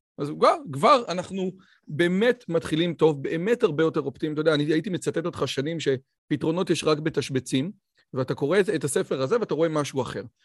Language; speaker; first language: Hebrew; native; Hebrew